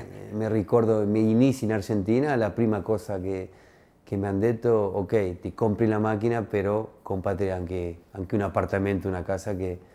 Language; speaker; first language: Italian; non-native, fluent; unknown